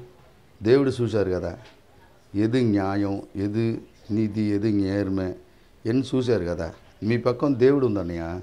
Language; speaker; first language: Telugu; non-native, local second language; Tamil